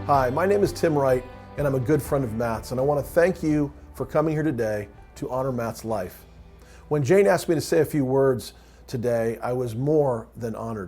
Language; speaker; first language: English; native; English